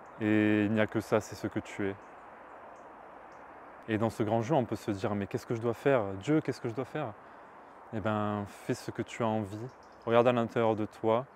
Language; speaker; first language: French; native; French